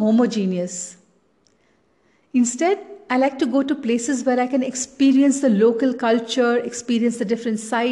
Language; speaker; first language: English; non-native, local second language; Tamil